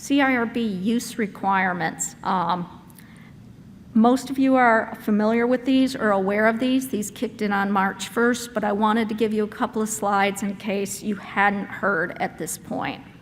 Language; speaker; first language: English; native; English